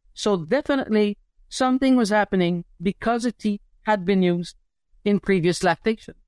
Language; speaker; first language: English; native; English